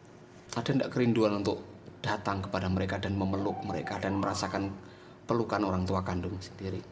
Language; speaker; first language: Indonesian; native; Indonesian